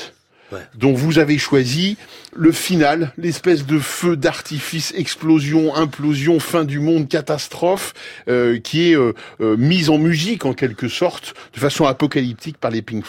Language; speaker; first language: French; native; French